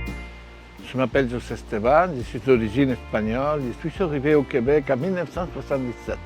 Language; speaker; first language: French; non-native, fluent; Spanish